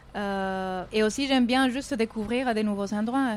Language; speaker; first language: French; non-native, fluent; Spanish